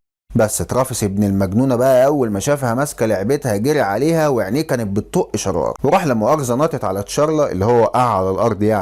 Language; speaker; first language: Arabic; native; Arabic